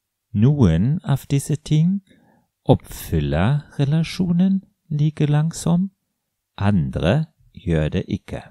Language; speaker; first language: Norwegian; non-native, fluent; German